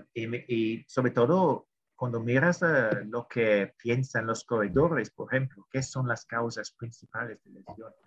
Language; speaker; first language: Spanish; non-native, fluent; English